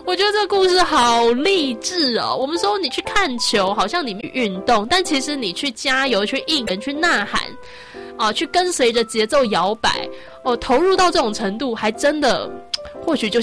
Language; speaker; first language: Chinese; native; Chinese